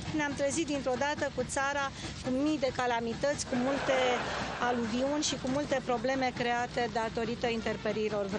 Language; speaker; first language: Romanian; native; Romanian